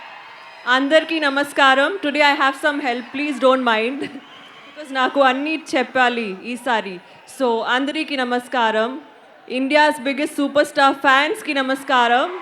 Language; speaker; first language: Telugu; non-native, learner; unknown